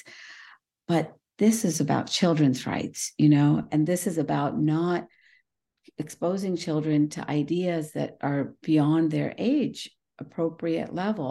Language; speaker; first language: English; early bilingual, other home language; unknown